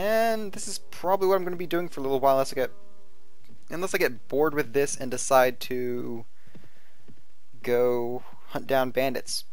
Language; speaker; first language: English; native; English